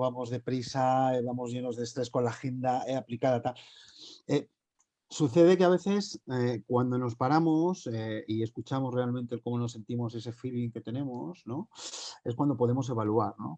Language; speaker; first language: Spanish; native; Spanish